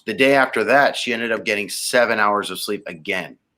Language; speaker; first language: English; native; English